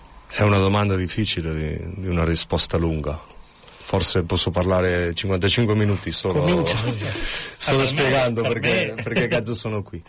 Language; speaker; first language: Italian; non-native, fluent; Catalan